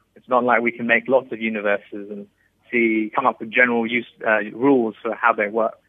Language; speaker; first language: English; native; English